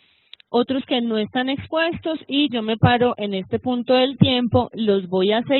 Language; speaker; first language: Spanish; native; Spanish